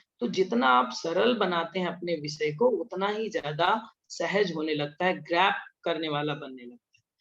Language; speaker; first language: Hindi; native; Hindi